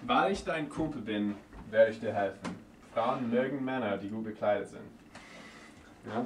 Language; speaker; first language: German; non-native, learner; English